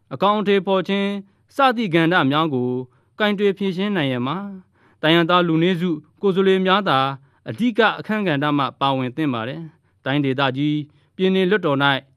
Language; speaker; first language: Burmese; non-native, local second language; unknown